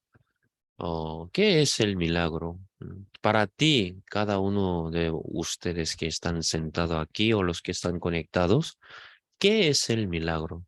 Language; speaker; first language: Spanish; non-native, fluent; Korean